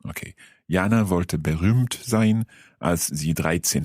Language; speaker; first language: German; non-native, fluent; English